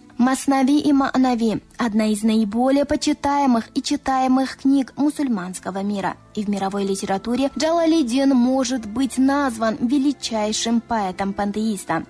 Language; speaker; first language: Russian; non-native, local second language; Tajik